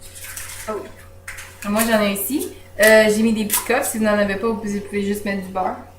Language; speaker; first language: French; native; French